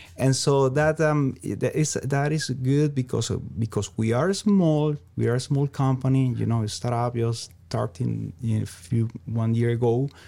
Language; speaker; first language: English; non-native, learner; Spanish